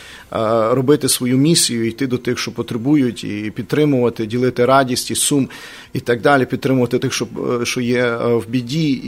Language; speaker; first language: Ukrainian; native; Ukrainian